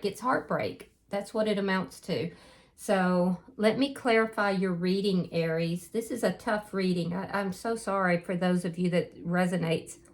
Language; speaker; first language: English; native; English